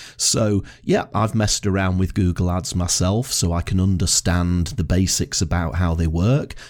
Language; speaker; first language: English; native; English